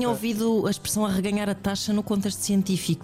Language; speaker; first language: Portuguese; native; Portuguese